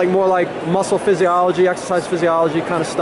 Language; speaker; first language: English; native; English